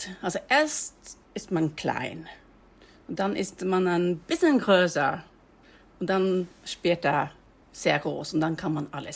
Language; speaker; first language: German; non-native, fluent; Norwegian